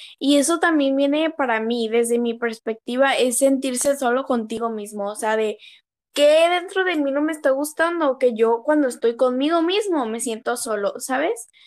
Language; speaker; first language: Spanish; native; Spanish